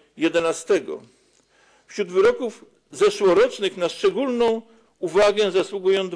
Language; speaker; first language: Polish; native; Polish